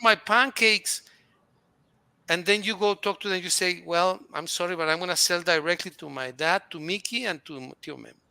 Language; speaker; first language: English; non-native, fluent; Spanish